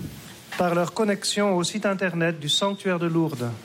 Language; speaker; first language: French; native; French